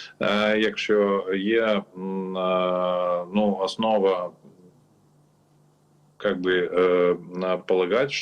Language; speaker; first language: Ukrainian; non-native, learner; Lithuanian